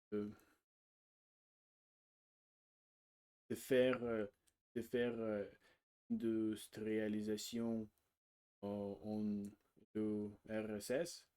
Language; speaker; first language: French; non-native, learner; Russian